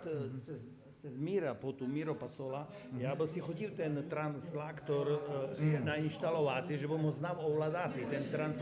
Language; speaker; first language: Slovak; non-native, local second language; Rusyn